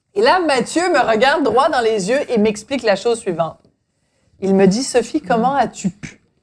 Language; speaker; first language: French; native; French